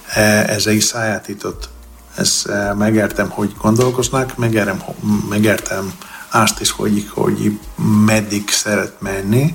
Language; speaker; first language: Hungarian; non-native, learner; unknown